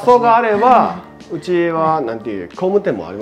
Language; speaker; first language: Japanese; non-native, fluent; Chinese